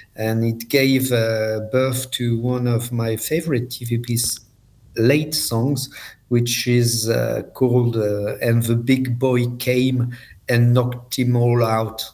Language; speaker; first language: English; non-native, fluent; French